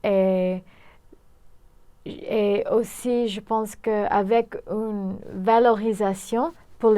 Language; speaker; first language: French; non-native, fluent; English